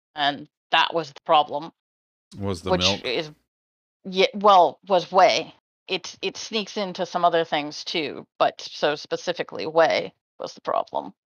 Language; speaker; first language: English; native; English